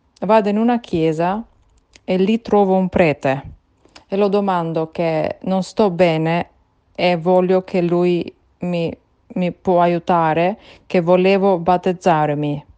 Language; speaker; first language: Italian; non-native, learner; Albanian